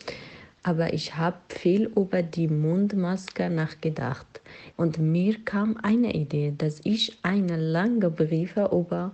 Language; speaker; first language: German; non-native, learner; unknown